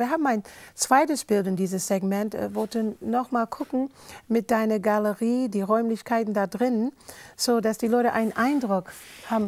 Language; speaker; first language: German; non-native, fluent; English